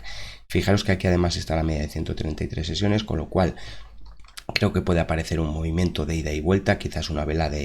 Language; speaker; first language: Spanish; native; Spanish